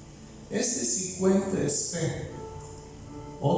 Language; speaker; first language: Spanish; non-native, fluent; Bulgarian